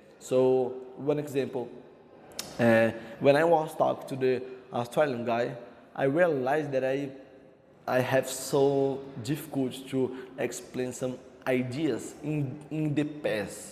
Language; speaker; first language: English; non-native, learner; Portuguese